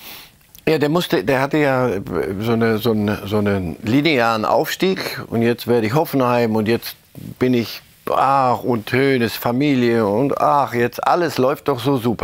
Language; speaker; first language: German; native; German